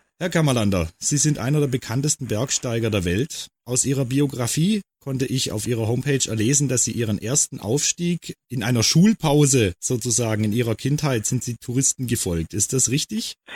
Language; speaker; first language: German; native; German